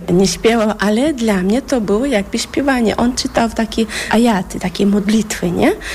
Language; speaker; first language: Polish; non-native, fluent; Chechen